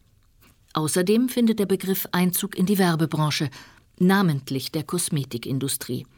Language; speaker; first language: German; native; German